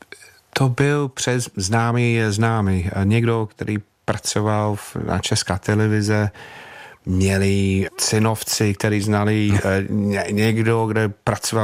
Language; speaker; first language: Czech; non-native, fluent; English